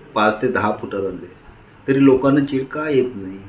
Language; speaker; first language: Marathi; native; Marathi